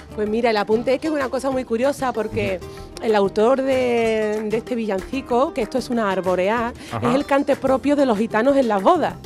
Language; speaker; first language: Spanish; native; Spanish